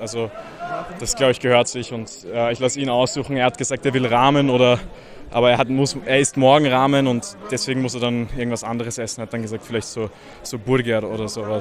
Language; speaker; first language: German; native; German